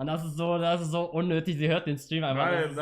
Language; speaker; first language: German; native; German